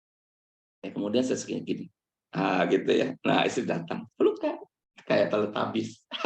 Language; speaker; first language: Indonesian; native; Indonesian